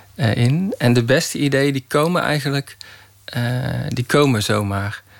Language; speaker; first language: Dutch; native; Dutch